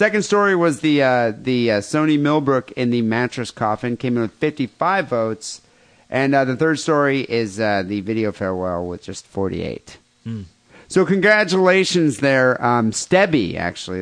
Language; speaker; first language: English; native; English